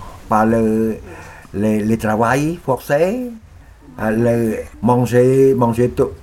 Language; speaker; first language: French; non-native, local second language; Khmer